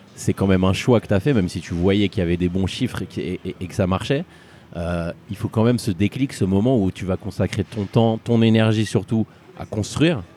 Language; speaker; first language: French; native; French